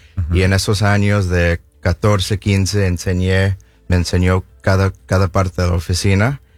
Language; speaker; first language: Spanish; early bilingual, heritage; Spanish